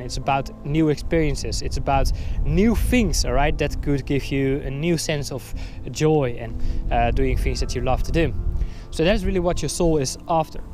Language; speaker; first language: English; non-native, fluent; Dutch